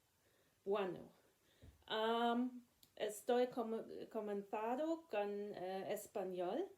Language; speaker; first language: Spanish; non-native, learner; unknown